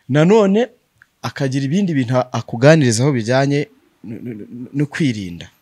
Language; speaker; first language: Kinyarwanda; native; Kinyarwanda